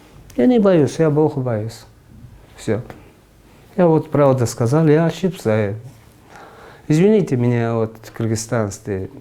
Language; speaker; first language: Russian; non-native, learner; Uzbek